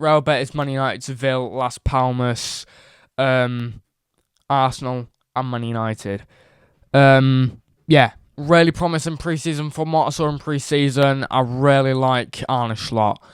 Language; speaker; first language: English; native; English